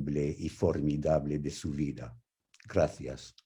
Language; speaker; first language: Spanish; non-native, fluent; English